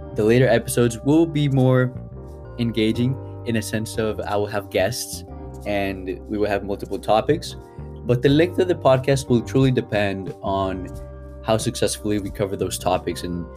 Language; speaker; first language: English; early bilingual, other home language; Spanish